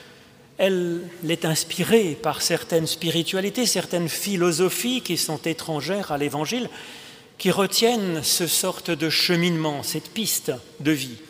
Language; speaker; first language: French; native; French